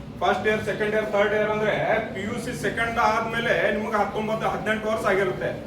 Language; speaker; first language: Kannada; non-native, local second language; Urdu